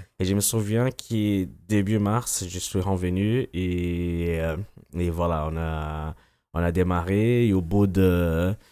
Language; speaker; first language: French; non-native, fluent; Portuguese